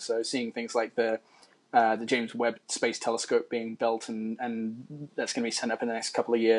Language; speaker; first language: English; native; English